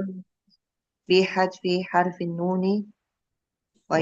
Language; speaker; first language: Arabic; non-native, learner; Indonesian